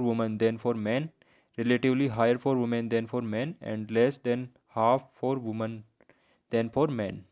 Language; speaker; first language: English; non-native, local second language; Hindi